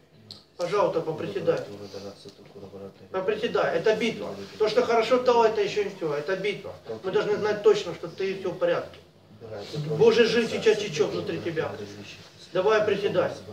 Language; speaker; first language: Russian; native; Russian